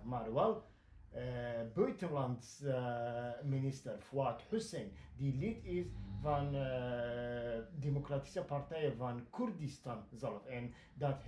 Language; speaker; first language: Dutch; non-native, fluent; Kurdish